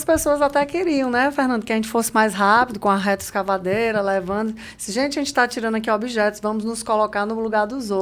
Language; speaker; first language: Portuguese; native; Portuguese